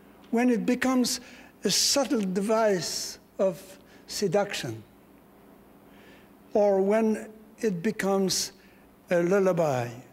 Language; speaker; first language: English; non-native, fluent; French